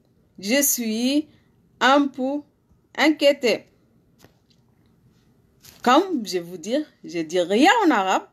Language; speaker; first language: French; non-native, learner; Arabic